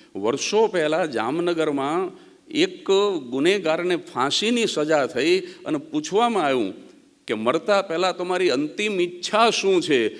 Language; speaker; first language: Gujarati; native; Gujarati